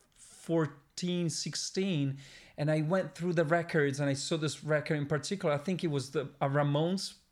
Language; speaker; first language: English; non-native, fluent; Italian